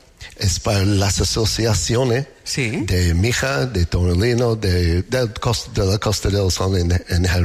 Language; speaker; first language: Spanish; non-native, learner; English